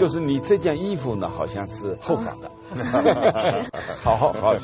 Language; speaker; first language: Chinese; native; Chinese